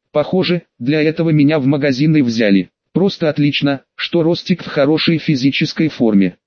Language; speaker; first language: Russian; native; Russian